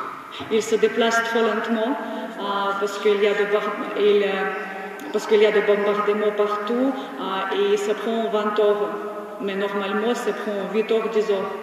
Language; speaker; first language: French; non-native, learner; Ukrainian